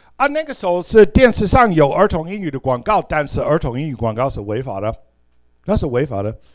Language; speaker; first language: Chinese; non-native, fluent; English